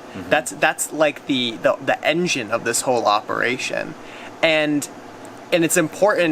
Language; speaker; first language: English; native; English